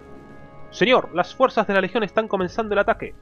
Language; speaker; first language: Spanish; native; Spanish